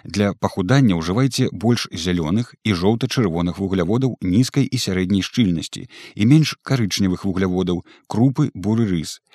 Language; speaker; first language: Belarusian; native; Belarusian